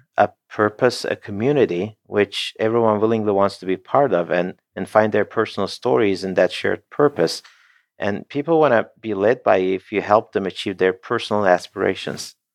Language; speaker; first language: English; non-native, fluent; Turkish